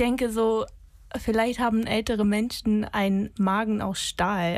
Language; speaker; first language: German; non-native, fluent; English